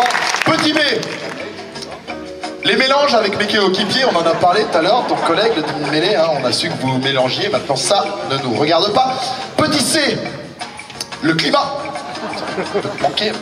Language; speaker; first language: French; native; French